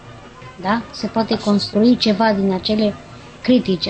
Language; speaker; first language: Romanian; native; Romanian